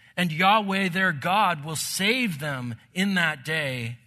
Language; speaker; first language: English; native; English